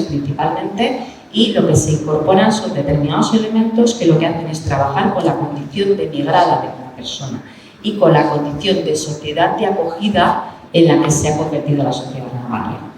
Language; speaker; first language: Spanish; native; Spanish